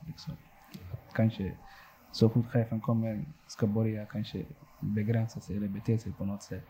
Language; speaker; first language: Swedish; non-native, local second language; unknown